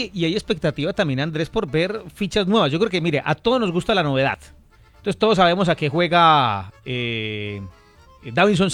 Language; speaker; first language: Spanish; native; Spanish